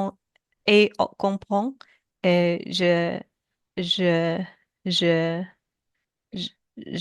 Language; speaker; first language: French; non-native, learner; Chinese